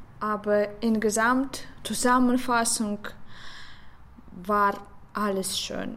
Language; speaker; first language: German; non-native, learner; Russian